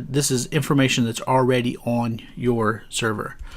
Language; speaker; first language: English; native; English